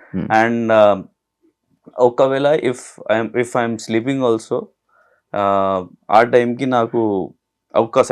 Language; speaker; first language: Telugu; non-native, local second language; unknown